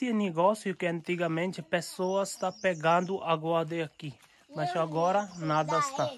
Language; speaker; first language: Portuguese; non-native, learner; Hindi